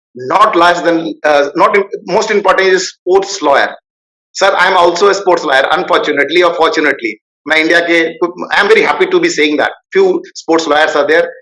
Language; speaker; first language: Hindi; native; Hindi